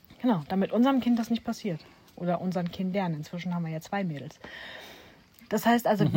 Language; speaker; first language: German; native; German